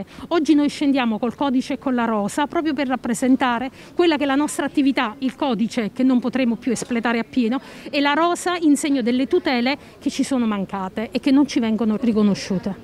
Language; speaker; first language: Italian; native; Italian